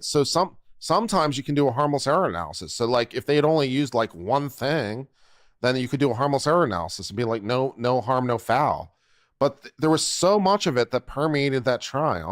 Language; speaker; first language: English; native; English